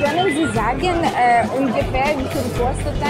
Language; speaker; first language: German; non-native, learner; Russian